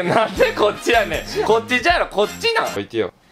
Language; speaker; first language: Japanese; native; Japanese